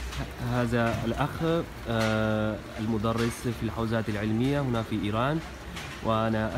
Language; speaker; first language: Arabic; non-native, fluent; Urdu